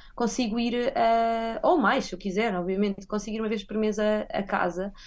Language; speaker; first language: Portuguese; native; Portuguese